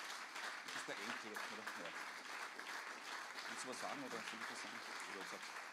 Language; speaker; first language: German; native; German